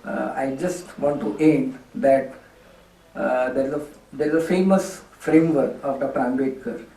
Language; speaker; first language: English; non-native, local second language; Hindi